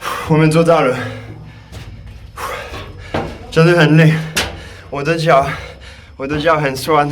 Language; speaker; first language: Chinese; non-native, fluent; French